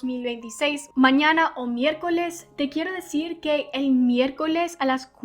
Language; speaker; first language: Spanish; non-native, fluent; English